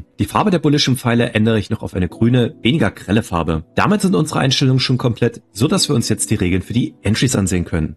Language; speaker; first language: German; native; German